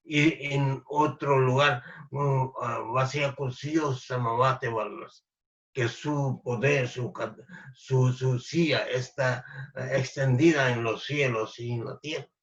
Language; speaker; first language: Spanish; non-native, fluent; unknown